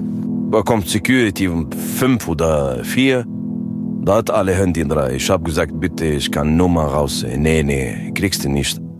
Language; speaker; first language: German; non-native, learner; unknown